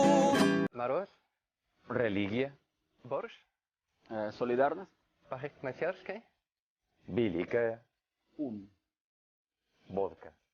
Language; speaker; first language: Russian; non-native, fluent; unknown